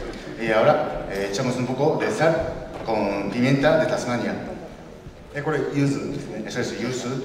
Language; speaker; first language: Spanish; non-native, learner; Japanese